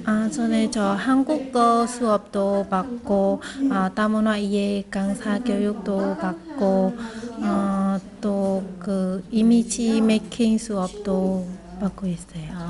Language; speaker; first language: Korean; non-native, learner; Vietnamese